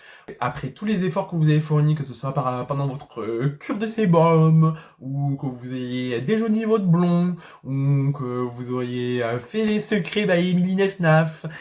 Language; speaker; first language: French; native; French